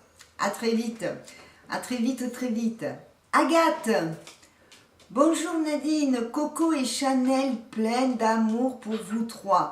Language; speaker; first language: French; native; French